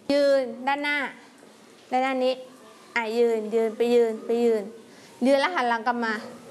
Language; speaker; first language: Thai; native; Thai